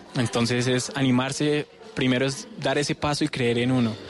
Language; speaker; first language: Spanish; native; Spanish